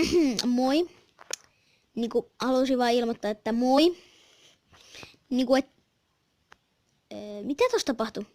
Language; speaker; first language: Finnish; native; Finnish